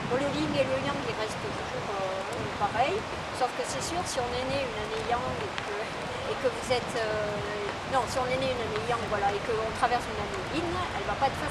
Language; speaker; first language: French; native; French